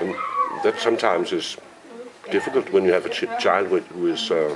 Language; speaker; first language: English; non-native, fluent; Danish